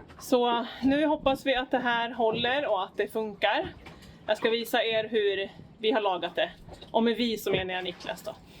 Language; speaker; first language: Swedish; native; Swedish